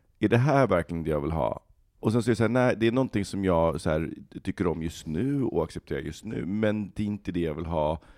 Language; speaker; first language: Swedish; early bilingual, other home language; Bosnian